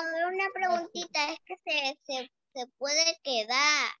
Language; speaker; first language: Spanish; native; Spanish